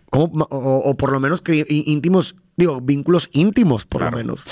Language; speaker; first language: Spanish; native; Spanish